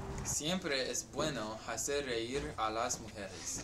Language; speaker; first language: Spanish; non-native, learner; English